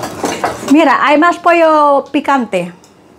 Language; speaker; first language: Spanish; non-native, learner; Indonesian